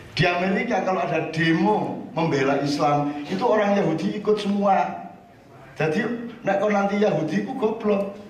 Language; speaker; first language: Indonesian; native; Indonesian